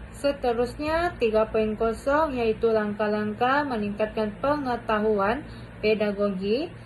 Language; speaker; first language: Malay; native; Malay